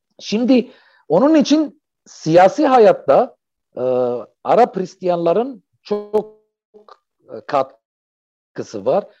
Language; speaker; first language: Turkish; non-native, fluent; Arabic